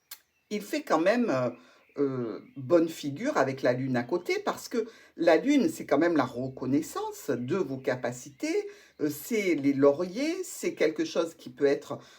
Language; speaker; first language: French; native; French